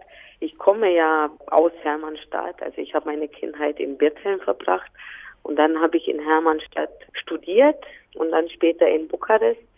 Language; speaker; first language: German; non-native, local second language; Romanian